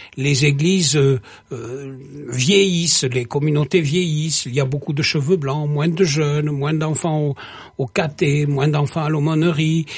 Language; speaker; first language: French; native; French